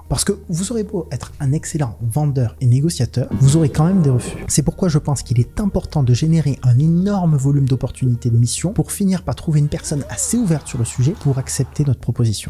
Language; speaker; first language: French; native; French